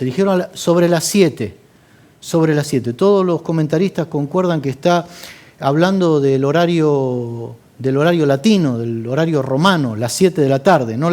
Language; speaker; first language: Spanish; native; Spanish